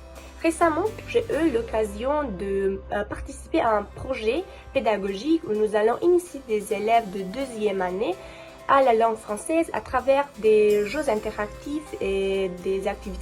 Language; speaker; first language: French; non-native, fluent; Romanian